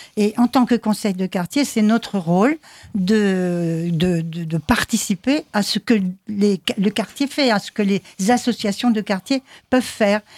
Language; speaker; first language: French; native; French